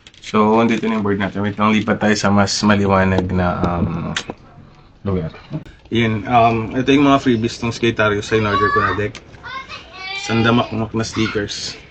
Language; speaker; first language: Filipino; non-native, local second language; Chavacano